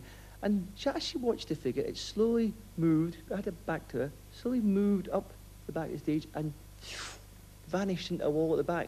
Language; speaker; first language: English; native; English